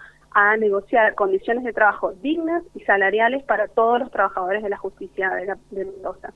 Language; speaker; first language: Spanish; native; Spanish